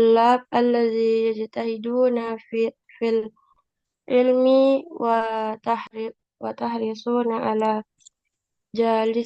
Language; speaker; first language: Arabic; non-native, learner; Indonesian